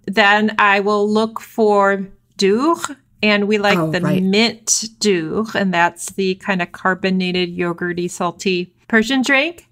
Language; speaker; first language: English; early bilingual, other home language; Persian